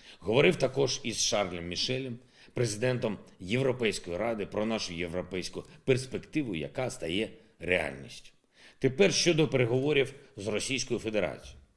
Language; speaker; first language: Ukrainian; non-native, local second language; Russian